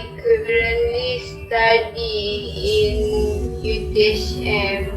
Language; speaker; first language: English; non-native, local second language; Malay